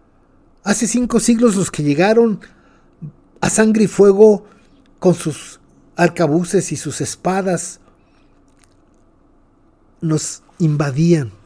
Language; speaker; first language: Spanish; native; Spanish